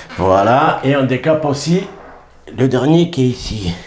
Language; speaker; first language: French; native; French